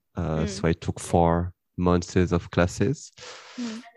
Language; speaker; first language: English; early bilingual, heritage; French